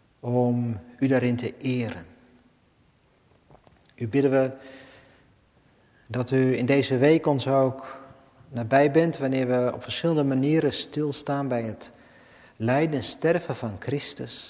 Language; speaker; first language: Dutch; native; Dutch